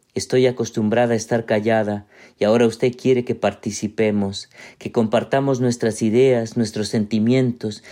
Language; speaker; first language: Spanish; native; Spanish